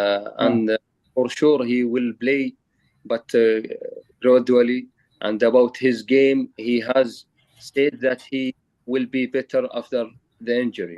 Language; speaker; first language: English; non-native, learner; Arabic